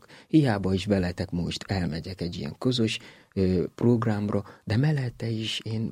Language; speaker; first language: Hungarian; non-native, fluent; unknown